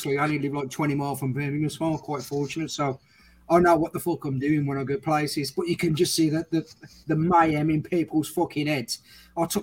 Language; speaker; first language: English; native; English